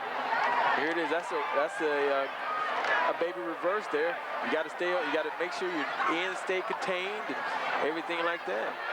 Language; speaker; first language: English; native; English